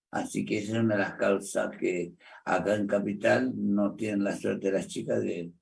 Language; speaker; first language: Spanish; native; Spanish